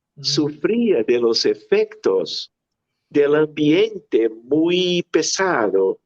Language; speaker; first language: Spanish; non-native, fluent; Portuguese